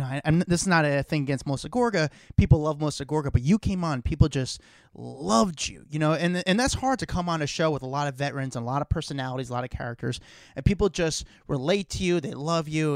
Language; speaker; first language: English; native; English